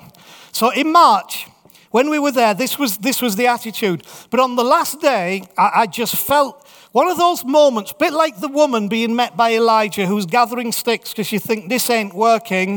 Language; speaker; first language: English; native; English